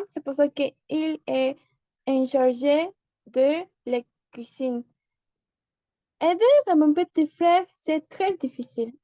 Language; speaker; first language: French; non-native, learner; Spanish